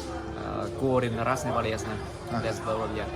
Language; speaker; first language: Russian; non-native, learner; Vietnamese